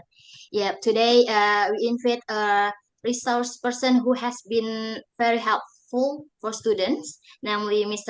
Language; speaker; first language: English; non-native, learner; Indonesian